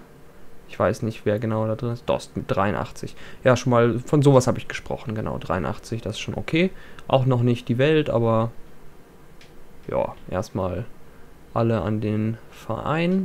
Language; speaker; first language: German; native; German